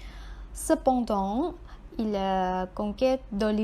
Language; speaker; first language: French; non-native, learner; Thai